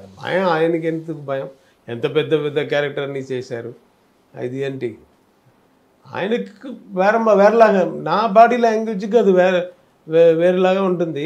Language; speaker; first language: Telugu; non-native, learner; Tamil